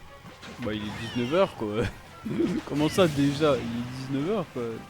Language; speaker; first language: French; native; French